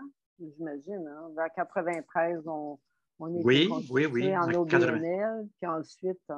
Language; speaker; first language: French; native; French